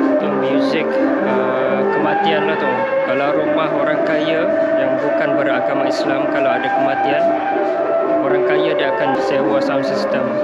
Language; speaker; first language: Malay; non-native, fluent; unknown